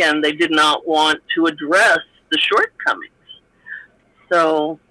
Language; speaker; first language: English; native; English